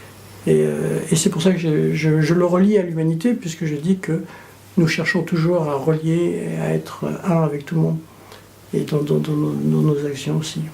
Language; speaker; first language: French; early bilingual, other home language; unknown